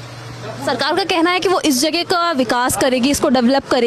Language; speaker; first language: Hindi; native; Hindi